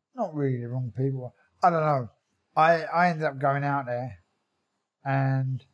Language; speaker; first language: English; native; English